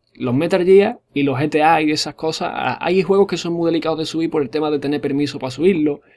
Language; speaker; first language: Spanish; native; Spanish